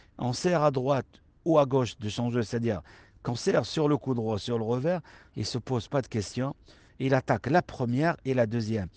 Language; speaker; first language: French; non-native, local second language; Arabic